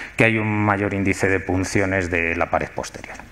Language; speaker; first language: Spanish; native; Spanish